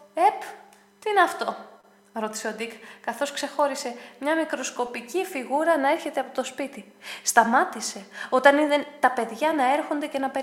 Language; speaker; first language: Greek; native; Greek